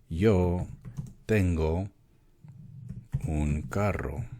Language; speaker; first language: Spanish; early bilingual, heritage; Spanish